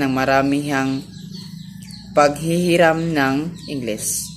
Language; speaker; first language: Filipino; non-native, local second language; Cebuano